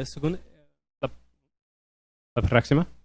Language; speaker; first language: Spanish; non-native, learner; English